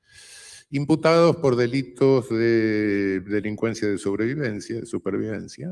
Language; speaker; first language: Spanish; native; Spanish